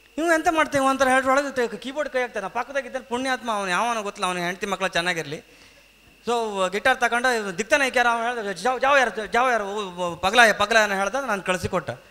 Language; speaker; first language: Kannada; native; Kannada